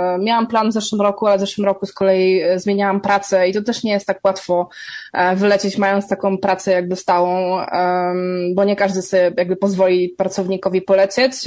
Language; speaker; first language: Polish; native; Polish